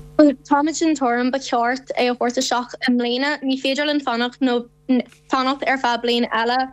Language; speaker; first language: Irish; non-native, local second language; English